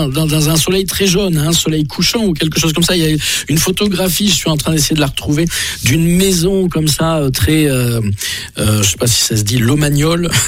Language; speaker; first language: French; native; French